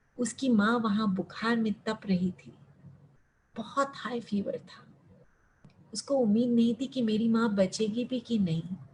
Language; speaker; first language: Hindi; early bilingual, heritage; Hindi